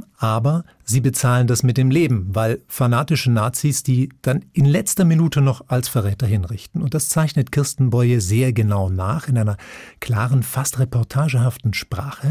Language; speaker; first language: German; native; German